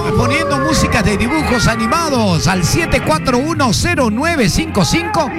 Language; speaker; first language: Spanish; native; Spanish